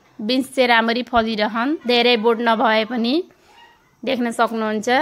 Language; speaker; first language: Nepali; native; Nepali